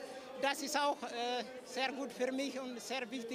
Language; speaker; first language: German; non-native, fluent; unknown